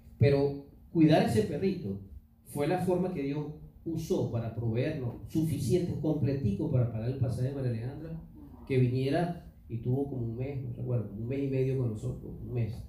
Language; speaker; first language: Spanish; native; Spanish